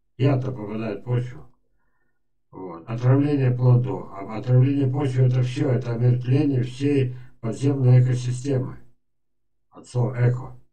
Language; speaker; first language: Russian; native; Russian